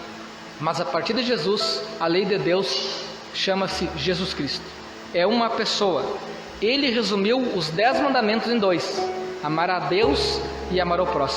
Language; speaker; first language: Portuguese; native; Portuguese